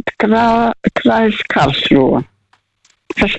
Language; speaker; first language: German; early bilingual, other home language; Russian